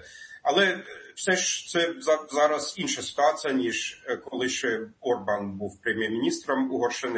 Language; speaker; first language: Ukrainian; non-native, fluent; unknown